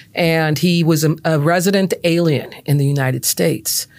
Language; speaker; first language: English; native; English